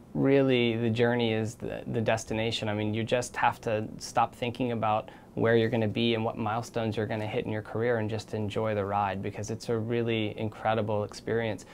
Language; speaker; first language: English; native; English